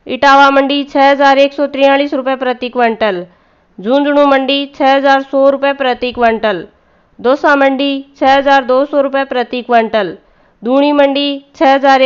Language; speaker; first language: Hindi; native; Hindi